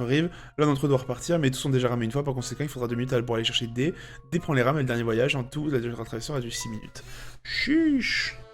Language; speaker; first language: French; native; French